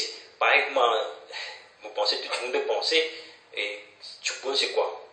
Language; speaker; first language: French; non-native, local second language; Morisyen